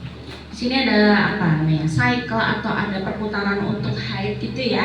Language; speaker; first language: Indonesian; native; Indonesian